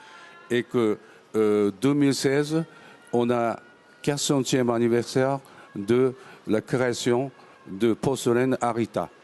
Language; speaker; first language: French; non-native, fluent; Japanese